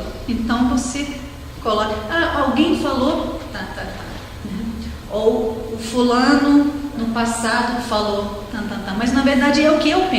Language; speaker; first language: Portuguese; non-native, fluent; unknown